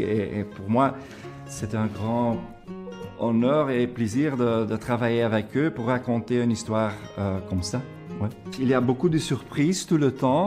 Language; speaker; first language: French; non-native, local second language; Dutch